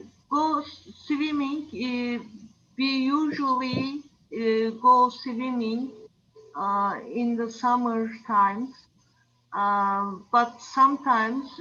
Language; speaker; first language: English; non-native, learner; Turkish